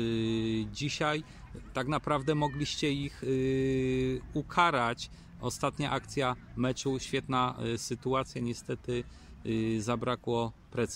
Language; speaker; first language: Polish; native; Polish